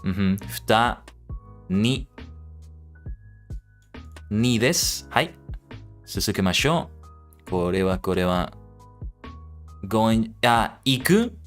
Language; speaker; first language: Japanese; non-native, learner; English